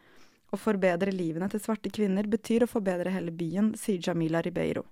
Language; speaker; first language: Norwegian; native; Norwegian